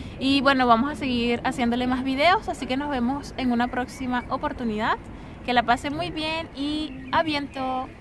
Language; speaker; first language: Spanish; native; Spanish